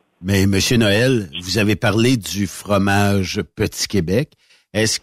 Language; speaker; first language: French; native; French